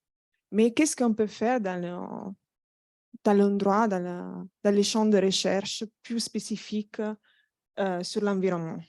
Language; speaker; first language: French; non-native, fluent; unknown